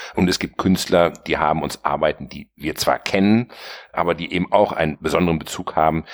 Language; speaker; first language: German; native; German